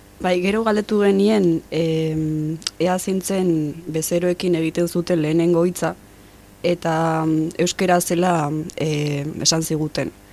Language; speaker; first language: Basque; non-native, local second language; Spanish